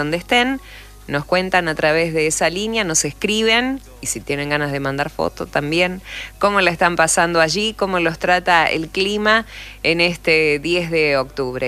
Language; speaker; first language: Spanish; native; Spanish